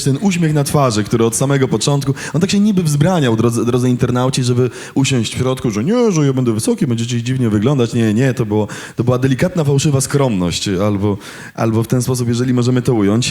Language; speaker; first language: Polish; native; Polish